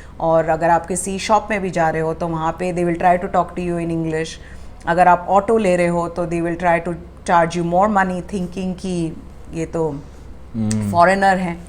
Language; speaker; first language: Hindi; native; Hindi